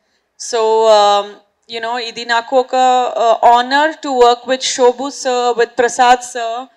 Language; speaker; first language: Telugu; non-native, fluent; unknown